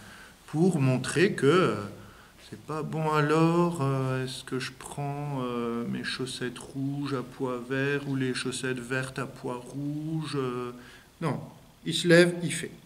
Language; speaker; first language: French; native; French